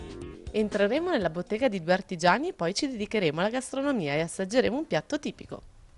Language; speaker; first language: Italian; native; Italian